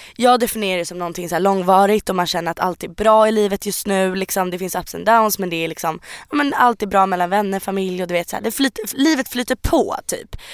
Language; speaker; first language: Swedish; native; Swedish